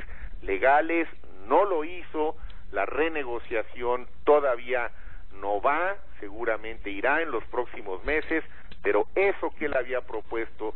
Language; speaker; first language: Spanish; native; Spanish